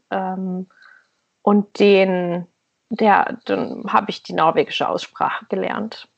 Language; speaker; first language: German; native; German